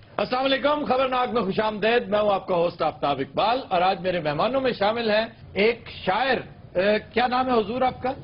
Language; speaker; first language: Urdu; non-native, local second language; Punjabi